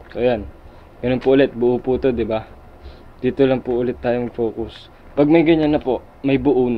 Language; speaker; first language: Filipino; native; Filipino